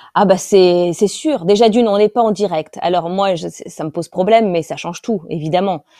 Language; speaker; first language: French; native; French